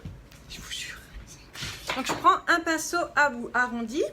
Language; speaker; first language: French; native; French